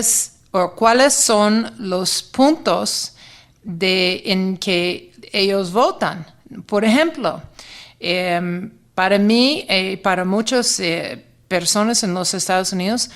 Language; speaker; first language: Spanish; non-native, fluent; English